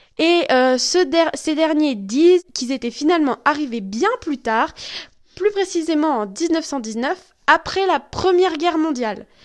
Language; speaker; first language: French; native; French